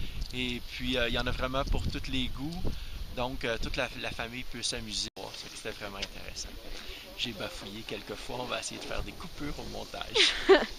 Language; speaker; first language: French; native; French